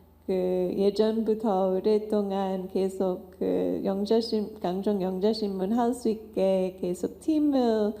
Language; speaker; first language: Korean; non-native, fluent; English